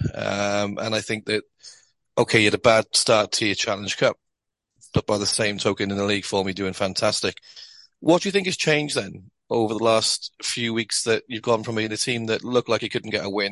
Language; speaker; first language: English; native; English